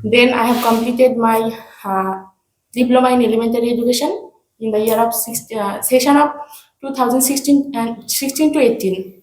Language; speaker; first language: English; non-native, local second language; Bangla